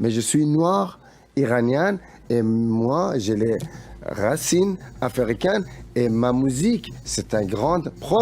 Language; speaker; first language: French; non-native, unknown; Persian